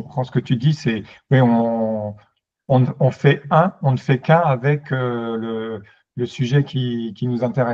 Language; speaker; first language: French; native; French